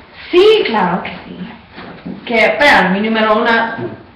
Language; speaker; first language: Spanish; non-native, learner; English